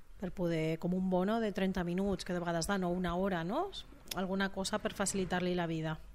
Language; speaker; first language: Catalan; non-native, local second language; Spanish